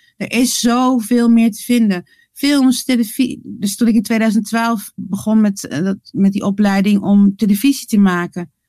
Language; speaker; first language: Dutch; native; Dutch